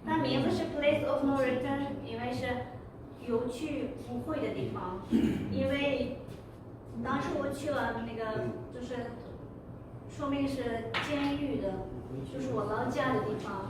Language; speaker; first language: Chinese; non-native, local second language; Uyghur